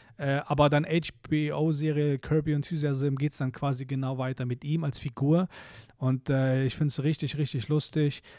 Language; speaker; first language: German; early bilingual, other home language; Polish